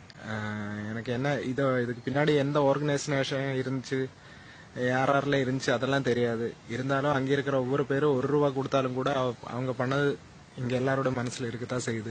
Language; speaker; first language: Tamil; non-native, local second language; Malayalam